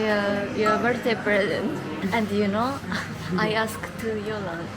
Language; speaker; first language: English; non-native, learner; Japanese